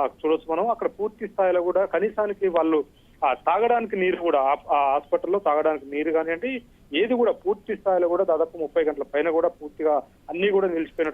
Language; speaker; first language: Telugu; native; Telugu